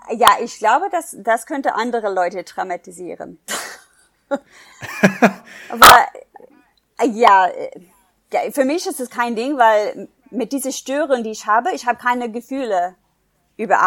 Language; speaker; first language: German; non-native, fluent; English